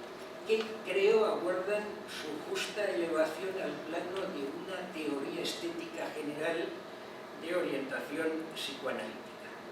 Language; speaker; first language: Spanish; native; Spanish